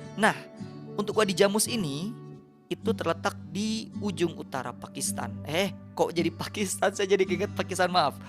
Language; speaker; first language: Indonesian; native; Indonesian